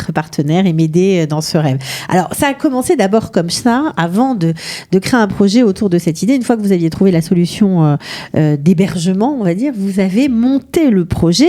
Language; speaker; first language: French; native; French